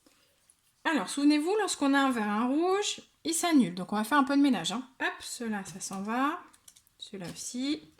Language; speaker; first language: French; native; French